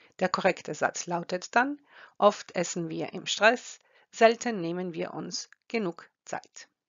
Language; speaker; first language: German; non-native, fluent; Croatian